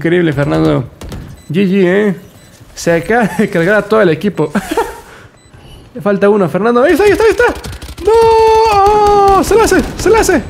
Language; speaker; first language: Spanish; native; Spanish